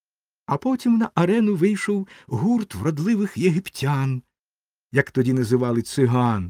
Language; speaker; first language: Ukrainian; native; Ukrainian